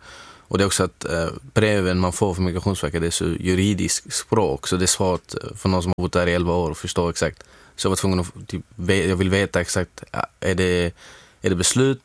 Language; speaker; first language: Swedish; non-native, fluent; Arabic